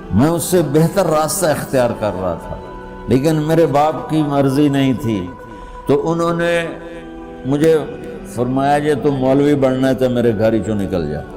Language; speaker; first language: Urdu; non-native, local second language; Punjabi